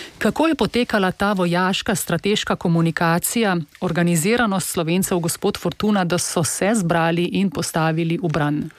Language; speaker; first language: Slovenian; native; Slovenian